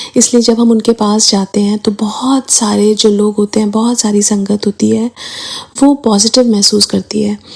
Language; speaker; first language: Hindi; native; Hindi